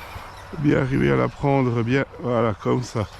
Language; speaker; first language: French; native; French